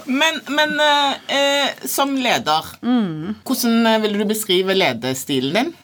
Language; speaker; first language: Norwegian; non-native, fluent; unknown